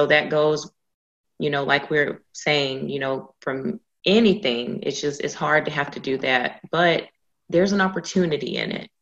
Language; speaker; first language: English; native; English